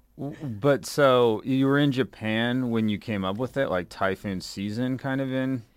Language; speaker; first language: English; native; English